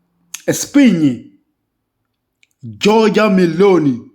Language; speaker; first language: Italian; non-native, learner; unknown